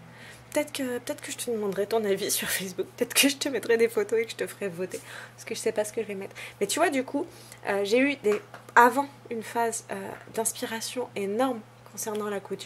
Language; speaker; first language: French; native; French